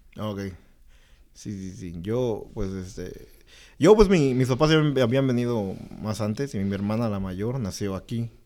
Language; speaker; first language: Spanish; native; Spanish